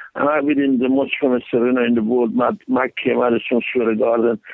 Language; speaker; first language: English; non-native, learner; Persian